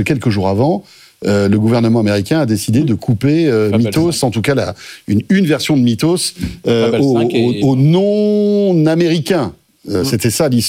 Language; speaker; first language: French; native; French